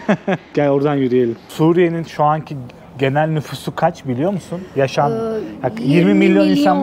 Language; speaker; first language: Turkish; native; Turkish